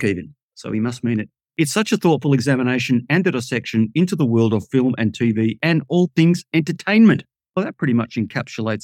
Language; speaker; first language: English; native; English